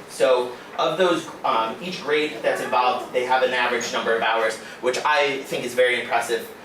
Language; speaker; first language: English; native; English